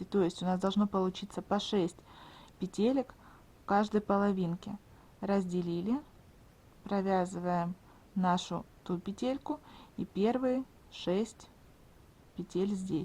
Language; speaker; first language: Russian; native; Russian